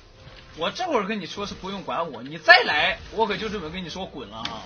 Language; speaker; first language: Chinese; native; Chinese